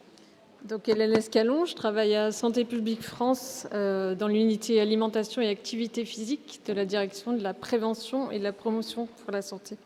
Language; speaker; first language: French; native; French